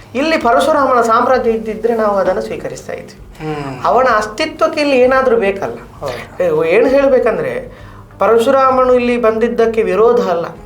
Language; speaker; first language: Kannada; non-native, local second language; Tulu